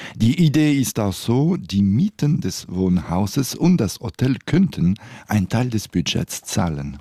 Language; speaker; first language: German; non-native, local second language; French